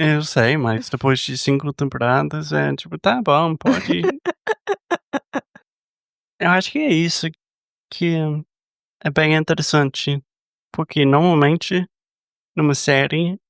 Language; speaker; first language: Portuguese; non-native, fluent; English